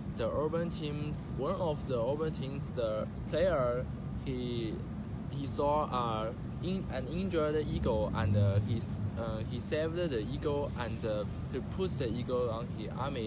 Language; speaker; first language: English; non-native, learner; Chinese